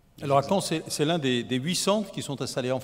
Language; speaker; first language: French; native; French